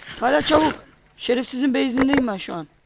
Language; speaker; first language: Turkish; native; Turkish